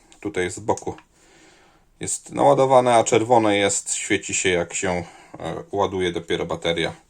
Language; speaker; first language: Polish; native; Polish